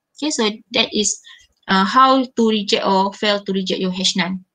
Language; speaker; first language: English; non-native, local second language; Malay